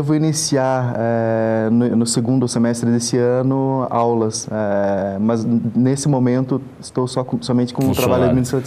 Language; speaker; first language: Portuguese; native; Portuguese